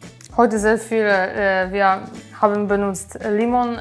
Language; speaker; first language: German; non-native, learner; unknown